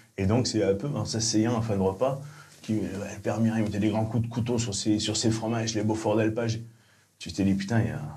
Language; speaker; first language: French; native; French